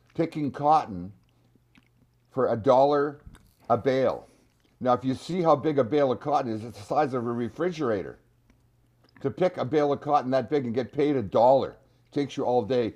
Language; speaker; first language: English; native; English